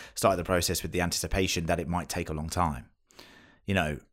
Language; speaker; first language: English; native; English